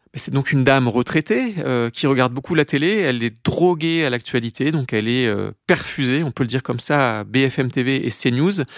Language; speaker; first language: French; native; French